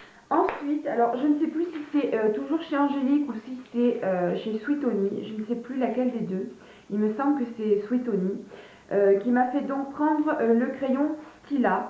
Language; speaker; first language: French; native; French